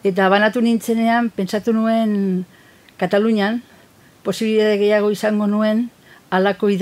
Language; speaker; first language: Basque; non-native, fluent; Catalan